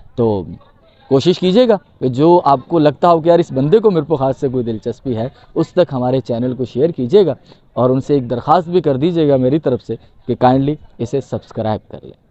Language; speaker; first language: Urdu; native; Urdu